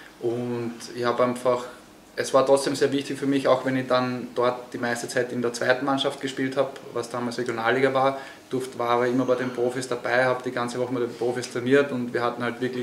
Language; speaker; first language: German; native; German